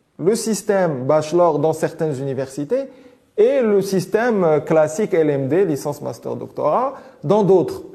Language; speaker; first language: French; non-native, local second language; Arabic